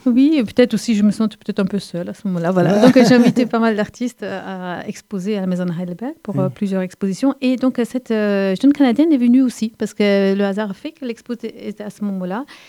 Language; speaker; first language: French; non-native, fluent; German